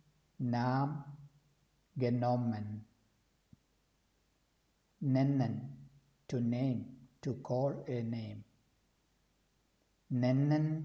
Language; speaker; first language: German; non-native, fluent; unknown